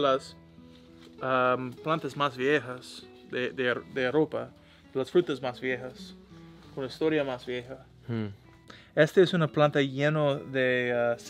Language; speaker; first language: Spanish; non-native, learner; English